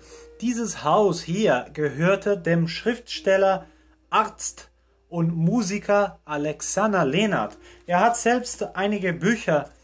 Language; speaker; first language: German; early bilingual, heritage; Portuguese